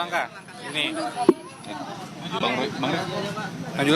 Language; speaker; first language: Indonesian; native; Indonesian